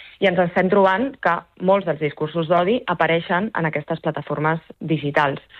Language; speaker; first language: Catalan; native; Catalan